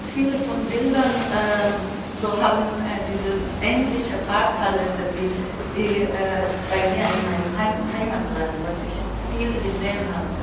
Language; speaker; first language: German; non-native, learner; Persian